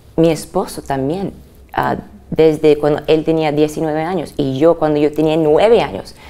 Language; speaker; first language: Spanish; early bilingual, other home language; English